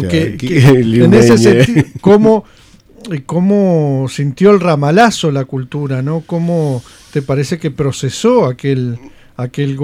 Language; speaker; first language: Spanish; native; Spanish